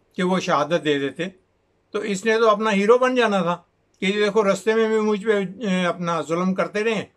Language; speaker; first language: Urdu; native; Urdu